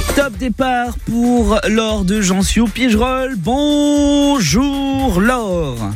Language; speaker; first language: French; native; French